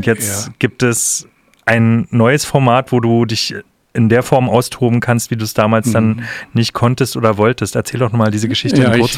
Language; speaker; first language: German; native; German